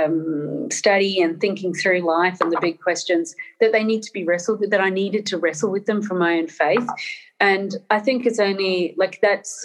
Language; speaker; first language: English; native; English